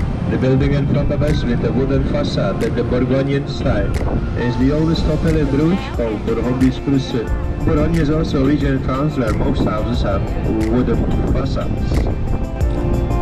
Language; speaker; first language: English; non-native, fluent; Dutch